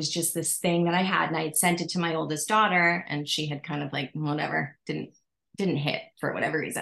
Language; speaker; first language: English; native; English